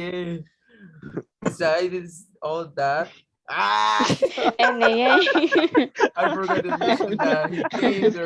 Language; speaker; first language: English; non-native, learner; Spanish